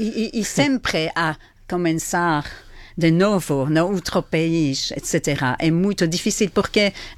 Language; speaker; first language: Portuguese; non-native, fluent; French